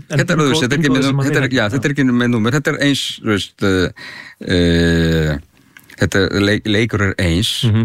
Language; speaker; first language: Icelandic; non-native, learner; Spanish